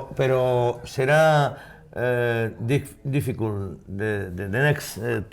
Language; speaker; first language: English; non-native, learner; Spanish